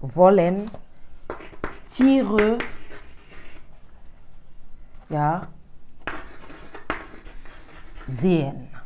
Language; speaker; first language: German; non-native, fluent; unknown